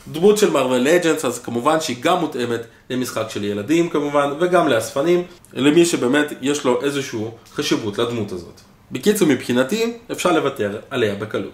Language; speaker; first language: Hebrew; native; Hebrew